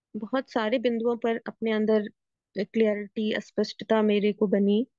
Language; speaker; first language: Hindi; native; Hindi